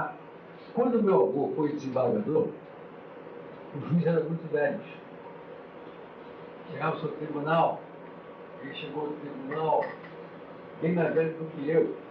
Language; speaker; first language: Portuguese; native; Portuguese